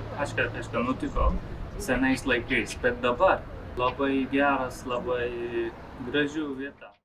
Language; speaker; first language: Lithuanian; non-native, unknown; Turkish